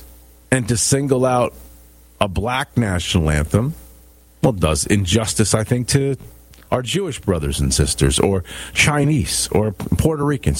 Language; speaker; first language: English; native; English